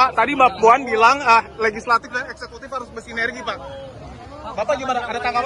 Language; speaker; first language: Indonesian; native; Indonesian